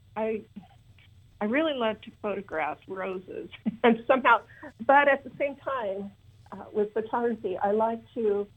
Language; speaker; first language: English; native; English